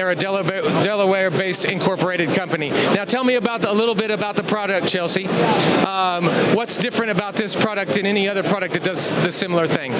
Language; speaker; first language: English; native; English